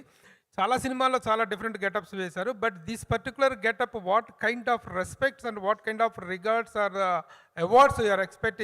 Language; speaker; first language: Telugu; native; Telugu